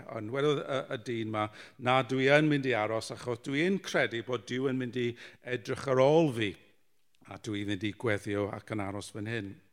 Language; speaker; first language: Welsh; non-native, local second language; English